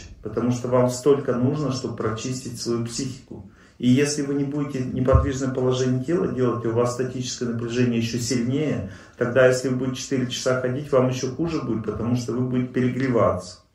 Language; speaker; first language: Russian; native; Russian